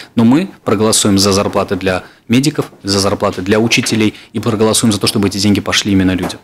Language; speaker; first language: Russian; native; Russian